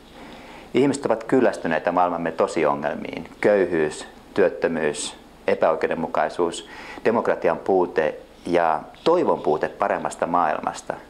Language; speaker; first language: Finnish; native; Finnish